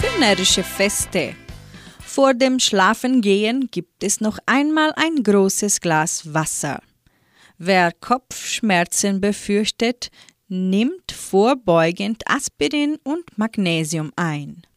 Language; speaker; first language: German; native; German